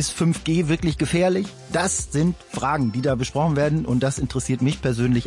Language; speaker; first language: German; native; German